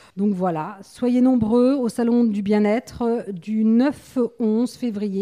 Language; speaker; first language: French; native; French